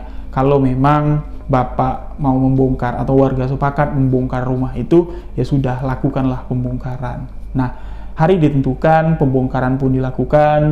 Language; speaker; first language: Indonesian; native; Indonesian